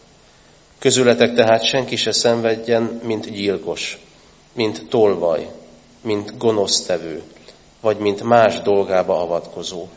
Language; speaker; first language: Hungarian; native; Hungarian